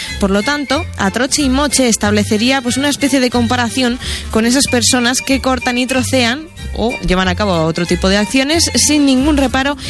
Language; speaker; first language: Spanish; native; Spanish